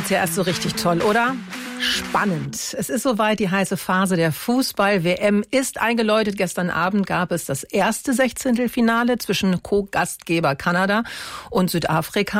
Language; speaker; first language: German; native; German